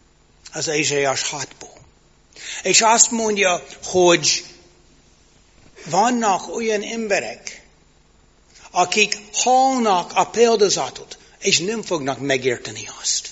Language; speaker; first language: Hungarian; non-native, fluent; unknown